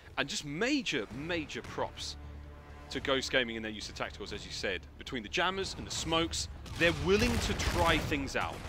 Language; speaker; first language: English; native; English